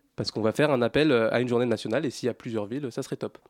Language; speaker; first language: French; native; French